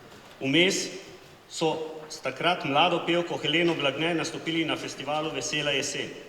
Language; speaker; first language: Slovenian; native; Slovenian